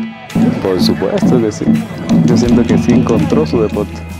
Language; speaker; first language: Spanish; native; Spanish